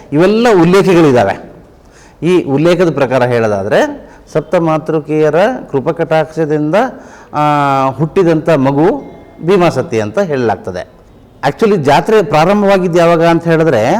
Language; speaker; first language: Kannada; non-native, local second language; Lambadi